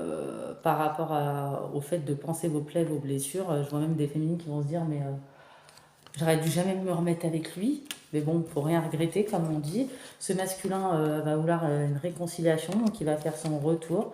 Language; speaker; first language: French; native; French